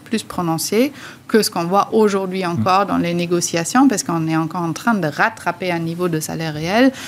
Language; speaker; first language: French; native; French